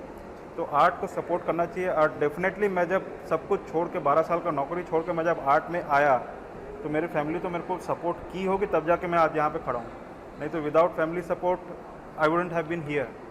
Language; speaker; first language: Hindi; native; Hindi